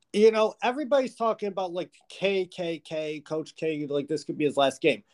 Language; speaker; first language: English; native; English